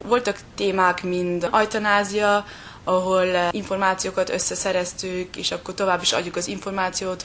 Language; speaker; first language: Hungarian; early bilingual, heritage; German